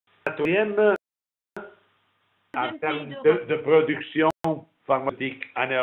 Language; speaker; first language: French; non-native, learner; Italian